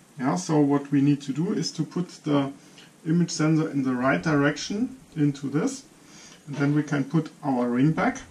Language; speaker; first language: English; non-native, fluent; German